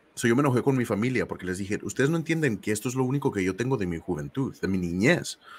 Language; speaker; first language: Spanish; early bilingual, heritage; Spanish